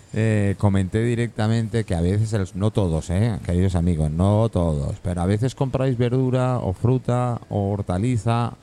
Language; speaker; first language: Spanish; non-native, fluent; English